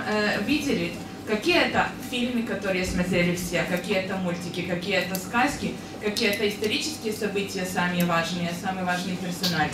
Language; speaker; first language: Russian; non-native, fluent; Serbian